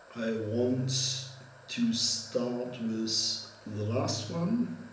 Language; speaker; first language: English; non-native, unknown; German